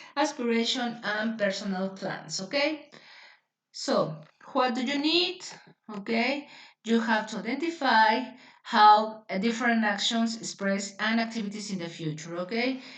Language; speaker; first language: English; non-native, fluent; Spanish